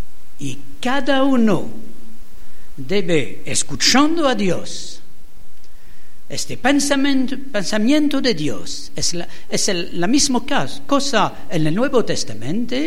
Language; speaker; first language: Spanish; non-native, learner; French